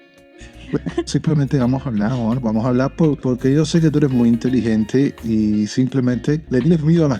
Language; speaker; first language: Spanish; native; Spanish